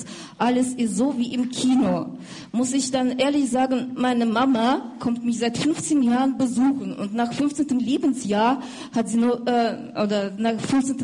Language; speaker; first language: German; non-native, fluent; Russian